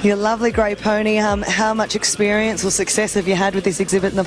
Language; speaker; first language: English; native; English